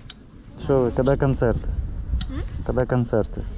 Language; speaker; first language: Russian; native; Russian